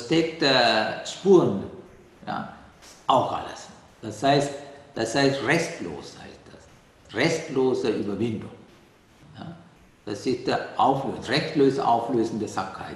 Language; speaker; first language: German; non-native, learner; Sinhala